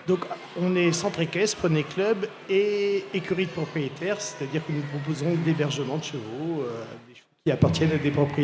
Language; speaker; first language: French; native; French